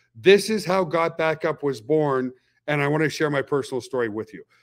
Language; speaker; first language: English; native; English